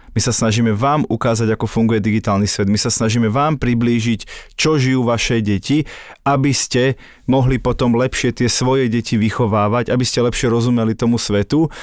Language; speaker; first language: Slovak; native; Slovak